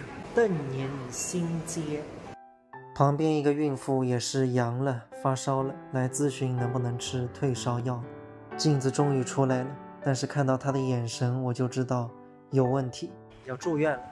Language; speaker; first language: Chinese; non-native, local second language; Wu Chinese